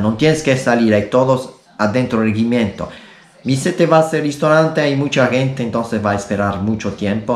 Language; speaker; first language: Spanish; non-native, learner; Italian